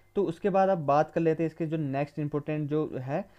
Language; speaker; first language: Hindi; native; Hindi